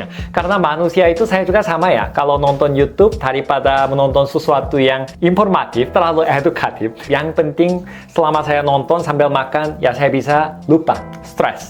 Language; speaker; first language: Indonesian; non-native, fluent; Korean